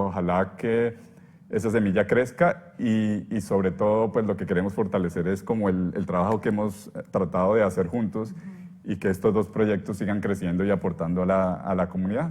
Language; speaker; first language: Spanish; native; Spanish